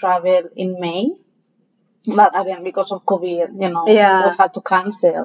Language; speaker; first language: English; non-native, fluent; Spanish